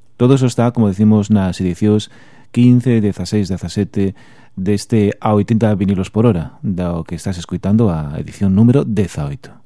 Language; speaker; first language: Galician; native; Galician